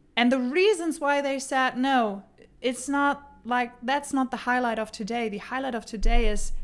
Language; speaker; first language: English; non-native, fluent; German